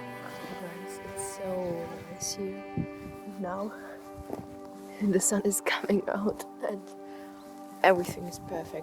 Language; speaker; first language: English; non-native, learner; German